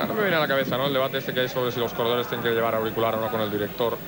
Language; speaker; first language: Spanish; native; Spanish